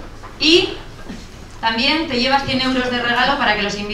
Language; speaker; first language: Spanish; native; Spanish